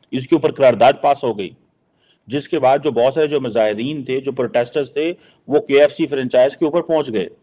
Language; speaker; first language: Urdu; non-native, local second language; Punjabi